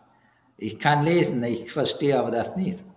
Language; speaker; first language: German; non-native, learner; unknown